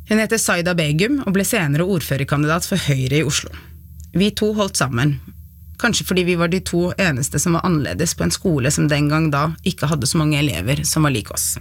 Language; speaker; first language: Norwegian; early bilingual, other home language; Arabic